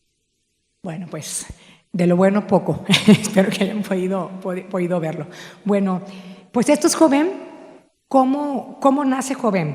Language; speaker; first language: Spanish; native; Spanish